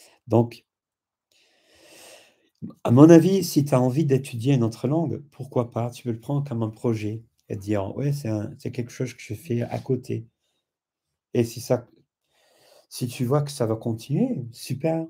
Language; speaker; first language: French; non-native, fluent; English